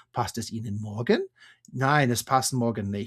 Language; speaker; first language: German; non-native, fluent; English